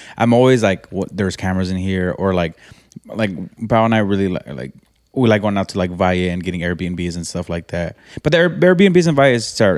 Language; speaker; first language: English; native; English